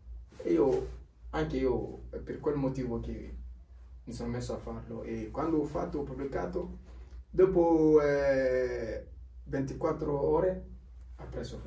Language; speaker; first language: Italian; non-native, learner; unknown